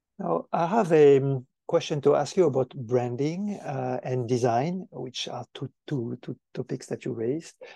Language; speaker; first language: English; non-native, fluent; French